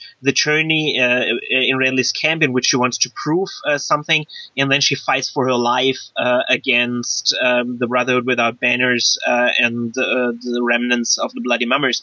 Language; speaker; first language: English; non-native, fluent; German